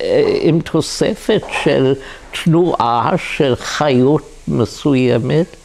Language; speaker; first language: Hebrew; non-native, fluent; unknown